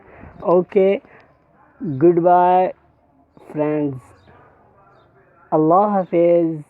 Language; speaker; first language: English; non-native, learner; Pashto